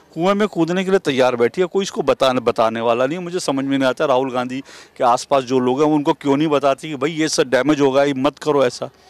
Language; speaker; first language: Hindi; native; Hindi